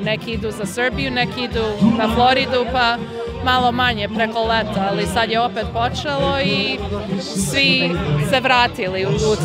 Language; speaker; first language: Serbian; early bilingual, heritage; Serbian